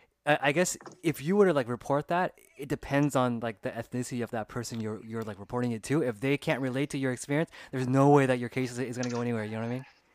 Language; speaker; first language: English; early bilingual, other home language; Vietnamese